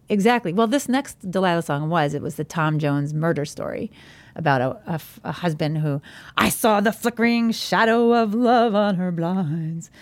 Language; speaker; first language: English; native; English